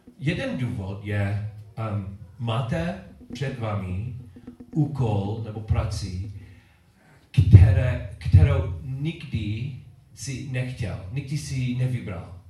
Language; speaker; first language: Czech; non-native, learner; English